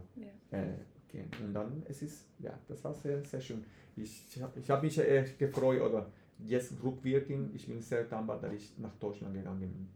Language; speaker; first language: German; non-native, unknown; Spanish